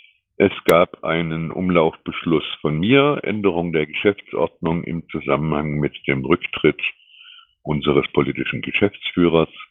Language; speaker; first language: German; native; German